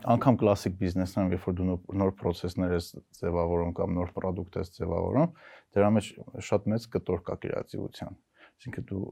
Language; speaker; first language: Armenian; native; Armenian